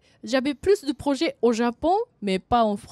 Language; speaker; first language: French; non-native, fluent; Japanese